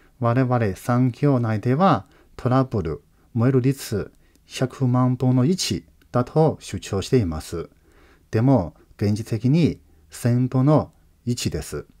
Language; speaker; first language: Japanese; non-native, fluent; Chinese